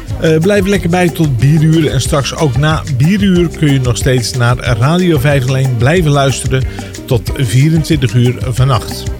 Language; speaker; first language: Dutch; native; Dutch